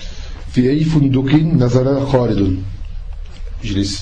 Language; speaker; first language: Arabic; non-native, fluent; French